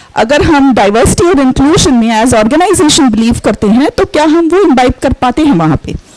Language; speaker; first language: Hindi; non-native, local second language; Marathi